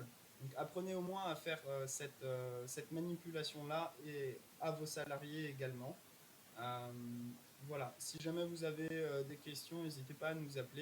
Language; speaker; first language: French; native; French